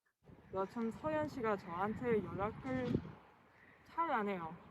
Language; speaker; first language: Korean; non-native, learner; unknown